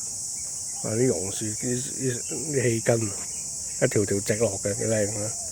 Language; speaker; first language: Chinese; native; Chinese